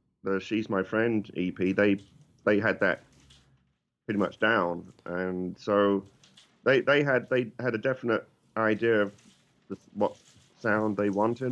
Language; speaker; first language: English; native; English